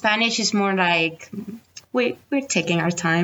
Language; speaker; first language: English; non-native, fluent; Spanish